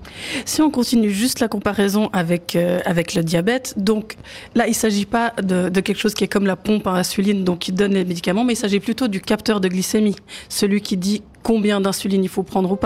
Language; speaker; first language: French; native; French